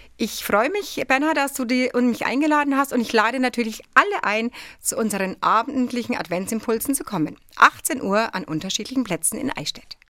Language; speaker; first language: German; native; German